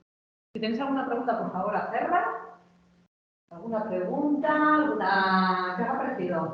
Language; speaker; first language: Spanish; native; Spanish